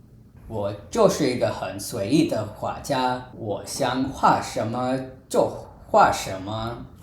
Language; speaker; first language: Chinese; non-native, fluent; English